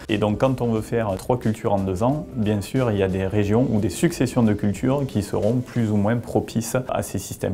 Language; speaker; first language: French; native; French